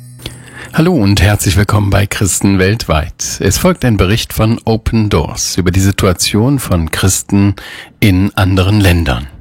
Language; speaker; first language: German; native; German